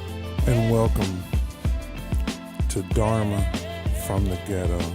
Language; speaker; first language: English; native; English